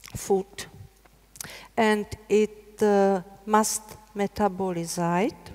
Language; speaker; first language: English; non-native, learner; Czech